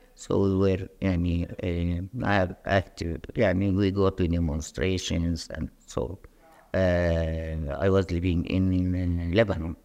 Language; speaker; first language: English; non-native, fluent; Arabic